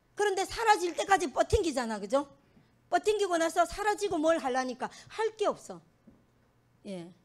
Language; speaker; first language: Korean; native; Korean